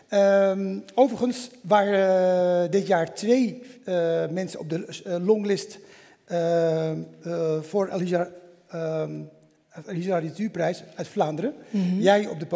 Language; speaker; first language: Dutch; native; Dutch